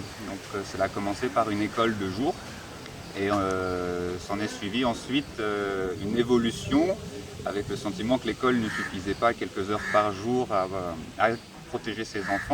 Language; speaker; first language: French; native; French